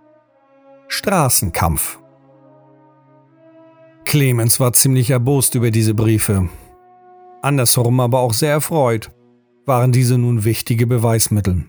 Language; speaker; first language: German; native; German